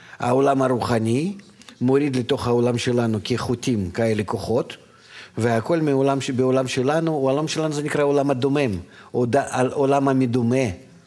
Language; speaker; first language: Hebrew; non-native, fluent; Russian